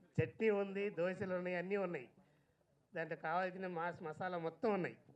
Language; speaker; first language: Telugu; native; Telugu